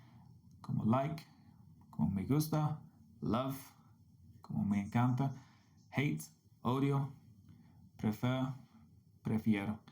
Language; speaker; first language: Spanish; non-native, fluent; English